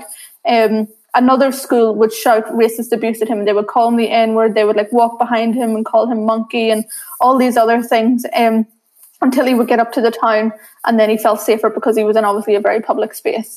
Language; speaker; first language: English; native; English